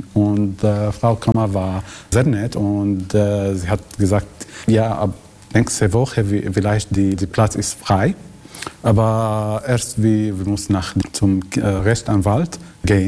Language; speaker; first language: German; non-native, learner; Arabic